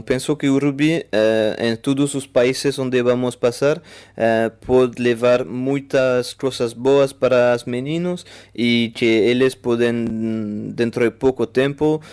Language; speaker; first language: Portuguese; non-native, fluent; French